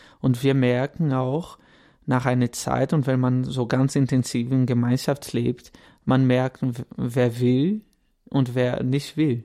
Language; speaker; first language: German; non-native, fluent; Portuguese